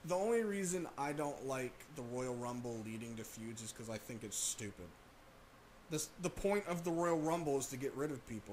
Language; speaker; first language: English; native; English